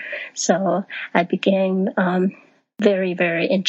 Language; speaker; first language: English; non-native, fluent; Chinese